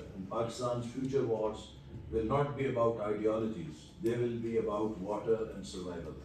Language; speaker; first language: English; non-native, local second language; Urdu